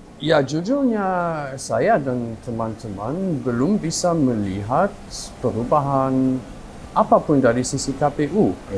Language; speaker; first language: Indonesian; non-native, fluent; Luxembourgish